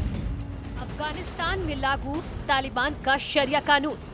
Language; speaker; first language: Hindi; native; Hindi